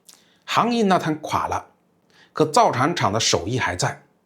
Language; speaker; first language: Chinese; native; Chinese